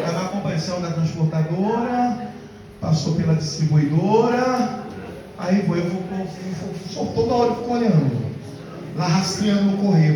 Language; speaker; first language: Portuguese; native; Portuguese